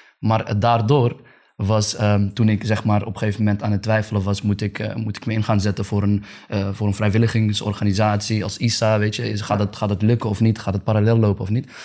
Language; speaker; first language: Dutch; early bilingual, other home language; Arabic